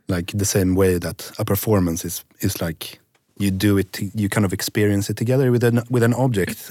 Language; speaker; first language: English; non-native, fluent; Swedish